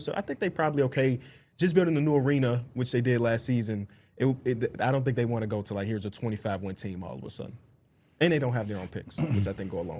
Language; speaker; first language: English; native; English